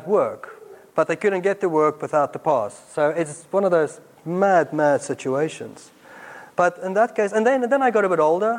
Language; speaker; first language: English; non-native, local second language; Afrikaans